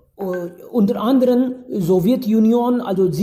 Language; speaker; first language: German; non-native, fluent; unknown